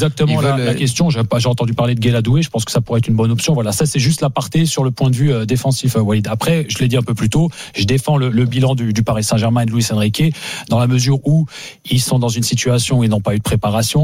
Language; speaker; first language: French; native; French